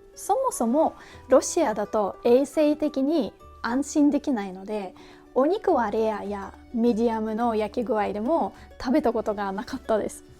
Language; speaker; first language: Japanese; non-native, fluent; Russian